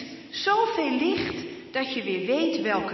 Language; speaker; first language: Dutch; native; Dutch